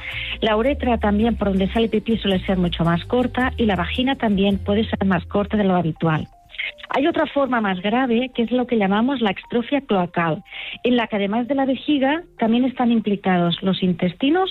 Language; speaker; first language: Spanish; native; Spanish